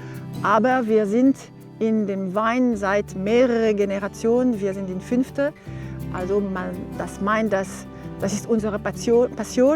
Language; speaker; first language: German; non-native, learner; French